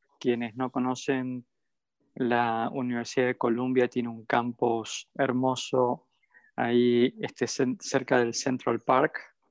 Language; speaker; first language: Spanish; native; Spanish